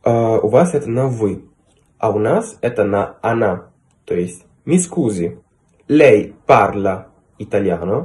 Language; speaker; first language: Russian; non-native, fluent; Italian